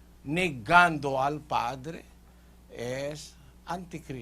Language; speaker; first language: Spanish; non-native, fluent; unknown